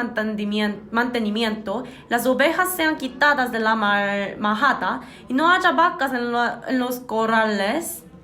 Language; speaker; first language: Spanish; non-native, fluent; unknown